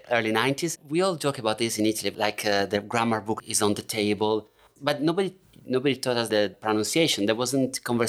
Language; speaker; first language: English; non-native, fluent; Italian